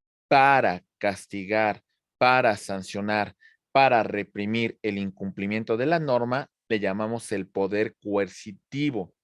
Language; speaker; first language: Spanish; native; Spanish